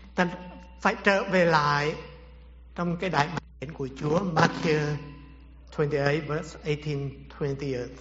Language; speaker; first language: Vietnamese; native; Vietnamese